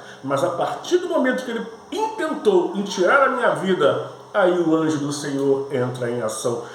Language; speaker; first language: Portuguese; native; Portuguese